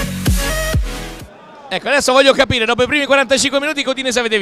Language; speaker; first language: Italian; native; Italian